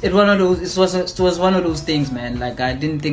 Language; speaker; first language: English; non-native, local second language; Zulu